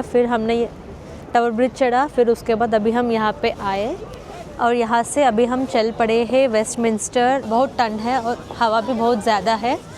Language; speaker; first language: Hindi; non-native, local second language; Telugu